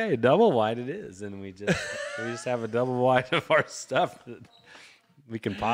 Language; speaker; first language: English; native; English